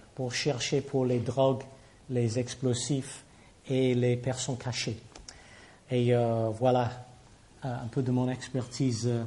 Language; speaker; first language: French; non-native, fluent; English